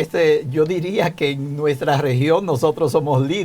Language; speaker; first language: Spanish; native; Spanish